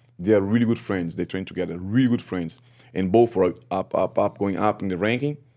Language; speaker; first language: English; non-native, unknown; Portuguese